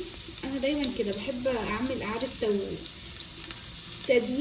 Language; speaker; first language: Arabic; native; Arabic